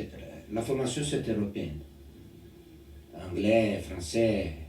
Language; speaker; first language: French; non-native, learner; Portuguese